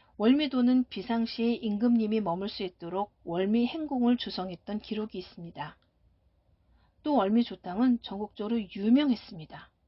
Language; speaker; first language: Korean; native; Korean